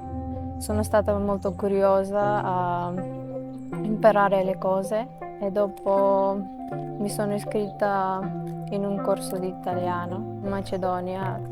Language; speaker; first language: Italian; non-native, fluent; Macedonian